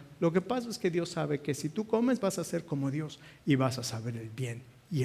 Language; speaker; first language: Spanish; native; Spanish